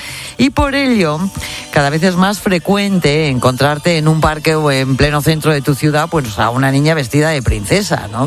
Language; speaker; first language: Spanish; native; Spanish